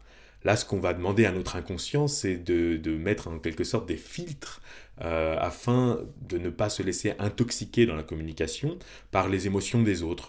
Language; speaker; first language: French; native; French